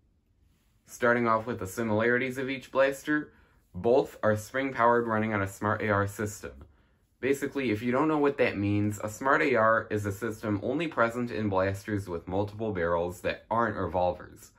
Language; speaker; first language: English; native; English